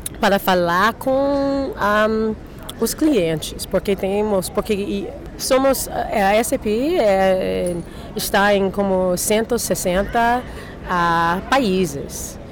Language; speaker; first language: Portuguese; non-native, learner; English